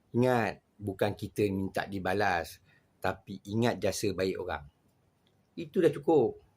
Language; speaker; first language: Malay; native; Malay